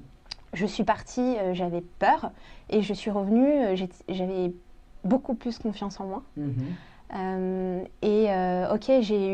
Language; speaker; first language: French; early bilingual, other home language; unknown